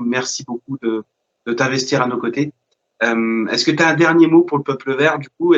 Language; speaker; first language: French; native; French